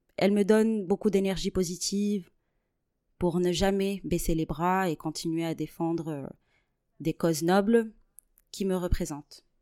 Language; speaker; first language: French; non-native, local second language; Arabic